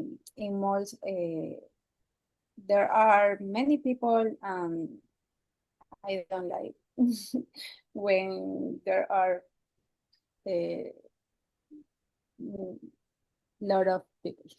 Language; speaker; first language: English; non-native, learner; Spanish